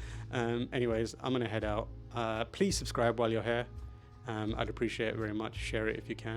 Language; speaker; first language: English; native; English